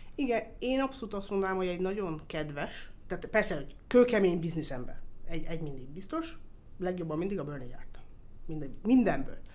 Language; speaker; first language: Hungarian; early bilingual, heritage; Hungarian